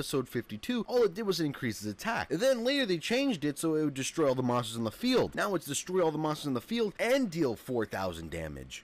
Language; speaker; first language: English; native; English